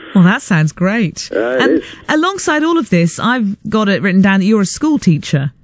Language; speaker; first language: English; native; English